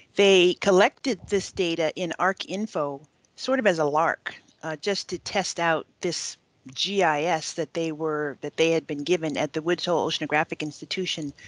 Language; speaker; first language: English; native; English